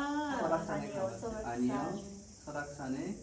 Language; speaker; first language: Korean; non-native, learner; English